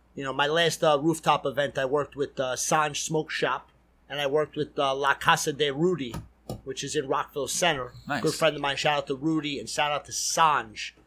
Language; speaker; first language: English; native; English